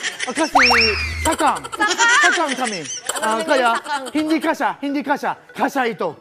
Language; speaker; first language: Filipino; non-native, learner; Japanese